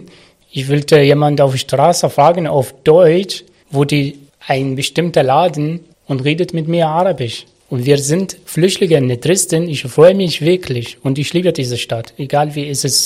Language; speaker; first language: German; non-native, learner; Arabic